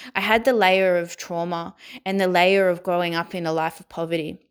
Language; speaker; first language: English; native; English